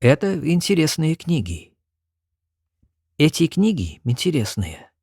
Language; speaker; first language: Russian; non-native, fluent; English